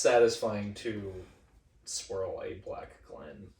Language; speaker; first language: English; native; English